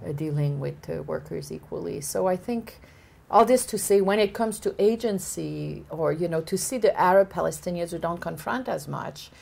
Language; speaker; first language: English; native; English